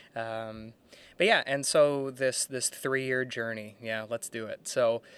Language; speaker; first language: English; native; English